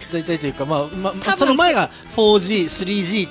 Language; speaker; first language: Japanese; native; Japanese